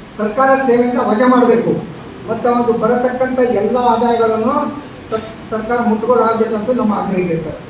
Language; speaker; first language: Kannada; non-native, local second language; Lambadi